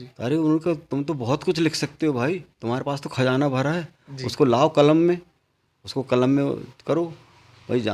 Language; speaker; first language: Hindi; native; Hindi